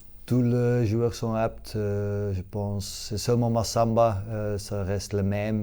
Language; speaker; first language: French; non-native, local second language; Dutch